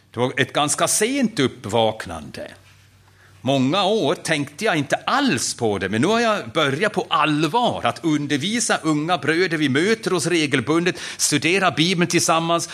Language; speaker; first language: Swedish; non-native, fluent; German